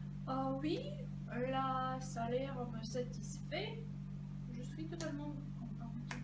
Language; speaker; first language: French; non-native, fluent; Russian